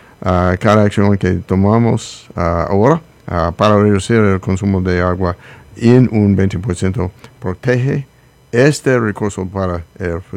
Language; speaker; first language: Spanish; non-native, learner; English